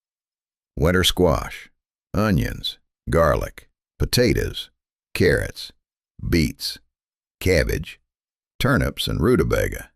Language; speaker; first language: English; native; English